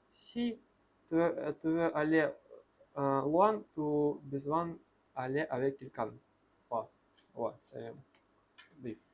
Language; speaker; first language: French; non-native, learner; Russian